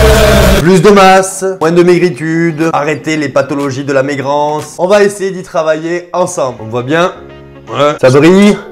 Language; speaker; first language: French; native; French